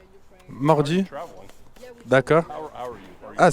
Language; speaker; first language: French; native; French